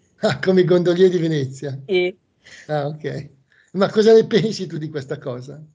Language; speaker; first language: Italian; native; Italian